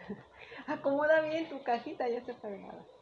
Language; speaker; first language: Spanish; native; Spanish